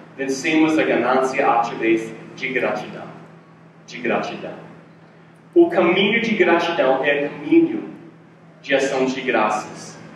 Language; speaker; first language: Portuguese; non-native, fluent; English